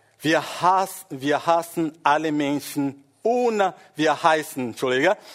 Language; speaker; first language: German; non-native, fluent; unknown